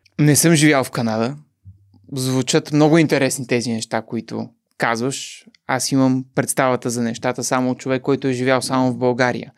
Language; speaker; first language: Bulgarian; native; Bulgarian